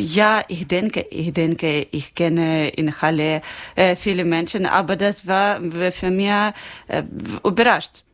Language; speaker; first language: German; non-native, learner; Ukrainian